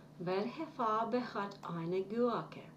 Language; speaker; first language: German; non-native, fluent; Ukrainian